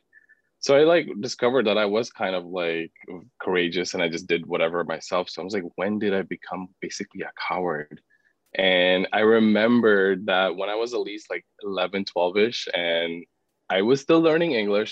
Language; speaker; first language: English; early bilingual, other home language; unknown